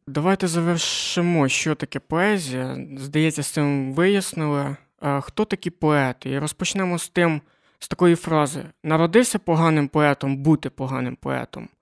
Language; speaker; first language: Ukrainian; non-native, local second language; Russian